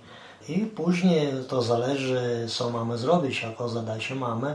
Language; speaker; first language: Polish; non-native, fluent; Ukrainian